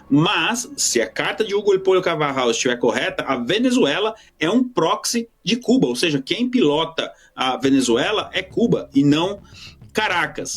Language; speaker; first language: Portuguese; native; Portuguese